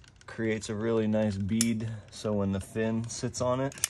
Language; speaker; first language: English; native; English